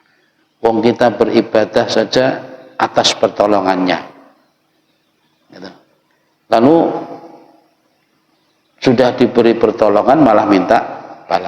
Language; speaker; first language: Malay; non-native, local second language; Javanese